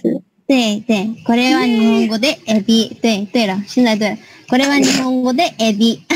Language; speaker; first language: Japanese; non-native, fluent; Chinese